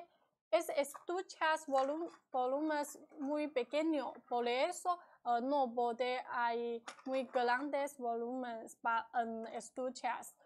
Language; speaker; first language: Spanish; non-native, learner; Chinese